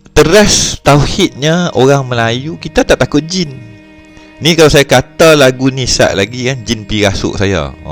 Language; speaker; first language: Malay; native; Malay